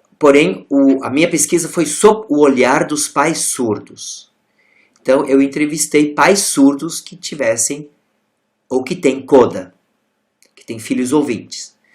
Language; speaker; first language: Portuguese; non-native, local second language; German